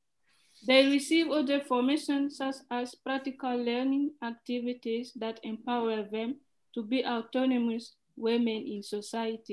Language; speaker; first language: English; non-native, fluent; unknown